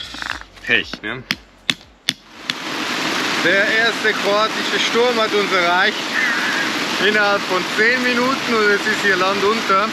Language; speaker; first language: German; native; German